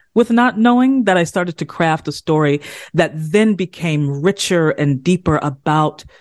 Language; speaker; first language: English; native; English